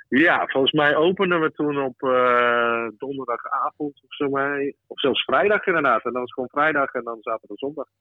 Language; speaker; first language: Dutch; early bilingual, other home language; Russian